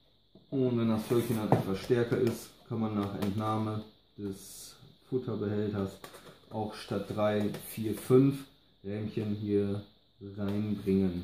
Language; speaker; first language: German; native; German